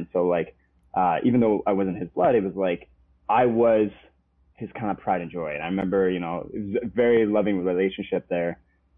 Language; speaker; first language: English; native; English